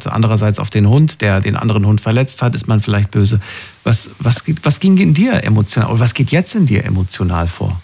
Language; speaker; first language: German; native; German